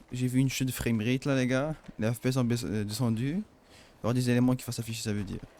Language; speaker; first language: French; native; French